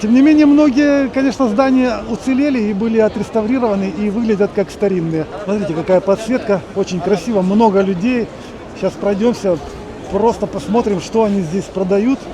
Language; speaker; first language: Russian; native; Russian